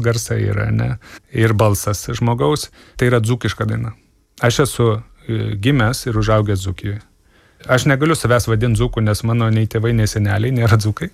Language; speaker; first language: Lithuanian; native; Lithuanian